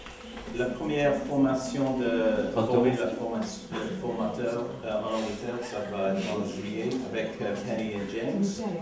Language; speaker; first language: French; non-native, learner; English